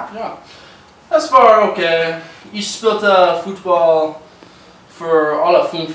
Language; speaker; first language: German; non-native, learner; English